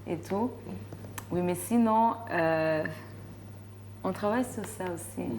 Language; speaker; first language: French; non-native, local second language; Rundi